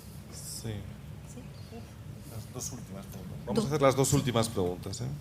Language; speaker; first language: Spanish; native; Spanish